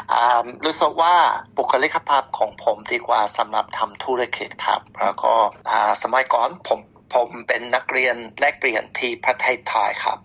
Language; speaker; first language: Thai; non-native, fluent; English